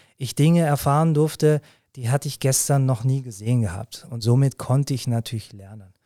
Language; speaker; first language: German; early bilingual, other home language; Arabic